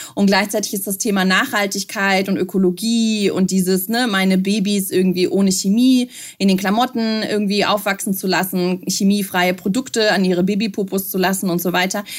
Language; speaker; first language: German; early bilingual, other home language; Russian